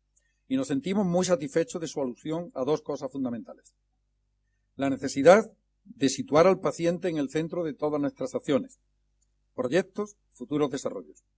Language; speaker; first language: Spanish; native; Spanish